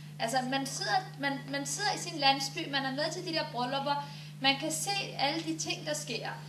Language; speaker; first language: Danish; early bilingual, other home language; Turkish